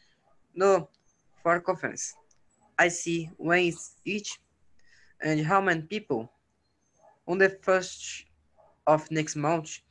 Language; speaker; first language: English; non-native, learner; Portuguese